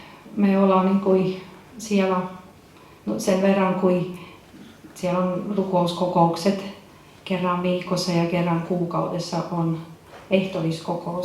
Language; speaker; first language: Finnish; non-native, fluent; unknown